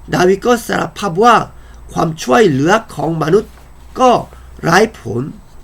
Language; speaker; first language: Thai; non-native, fluent; Korean